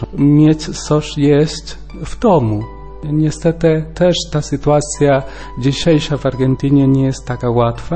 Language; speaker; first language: Polish; non-native, learner; Spanish